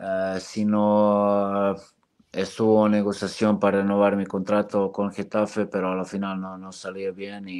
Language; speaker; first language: Spanish; non-native, fluent; Serbian